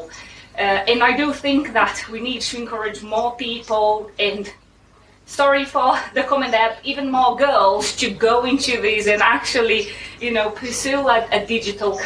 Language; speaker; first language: English; non-native, fluent; Portuguese